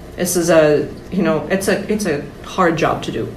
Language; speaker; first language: English; non-native, fluent; Russian